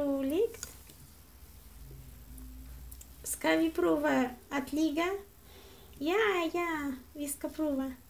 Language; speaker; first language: Swedish; non-native, learner; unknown